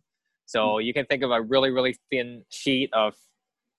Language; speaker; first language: English; non-native, local second language; Cantonese